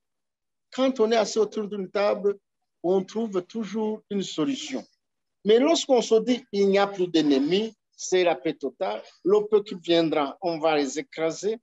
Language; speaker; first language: French; non-native, local second language; Rundi